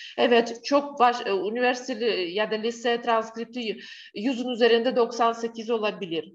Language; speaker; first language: Turkish; non-native, fluent; Russian